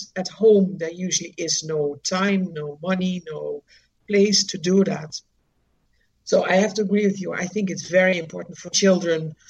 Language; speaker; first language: English; non-native, fluent; Dutch